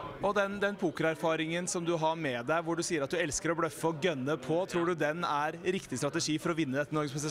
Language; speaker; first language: Norwegian; native; Norwegian